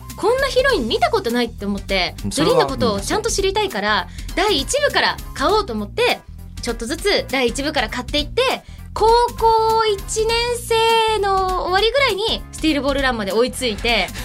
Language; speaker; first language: Japanese; native; Japanese